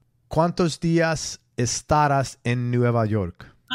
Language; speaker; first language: Spanish; non-native, learner; English